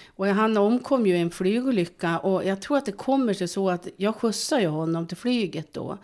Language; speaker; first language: Swedish; native; Swedish